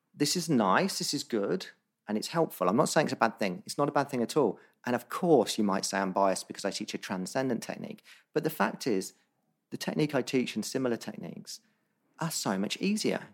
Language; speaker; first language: English; native; English